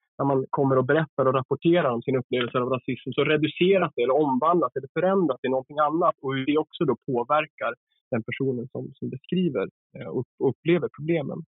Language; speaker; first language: Swedish; native; Swedish